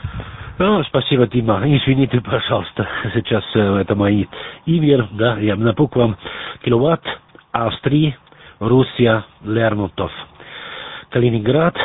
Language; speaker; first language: Russian; non-native, learner; German